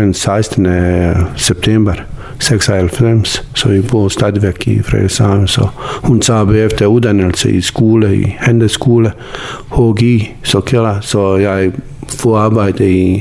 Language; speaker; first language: Danish; non-native, learner; Bosnian